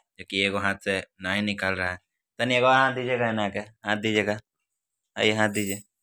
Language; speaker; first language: Hindi; native; Hindi